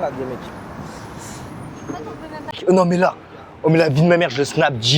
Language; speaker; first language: French; native; French